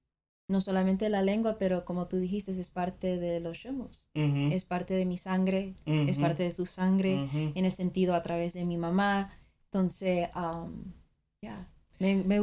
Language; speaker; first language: Spanish; early bilingual, other home language; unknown